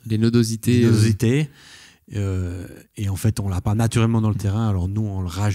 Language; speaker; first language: French; native; French